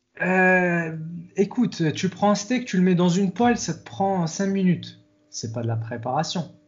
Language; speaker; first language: French; non-native, local second language; Arabic